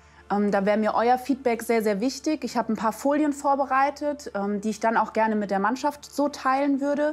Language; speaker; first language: German; native; German